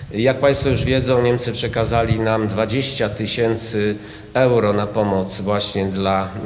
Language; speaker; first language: Polish; native; Polish